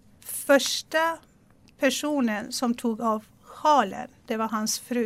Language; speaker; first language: Swedish; non-native, fluent; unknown